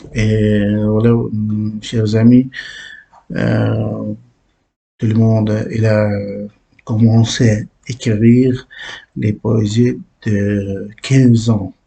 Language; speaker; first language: French; non-native, learner; Uzbek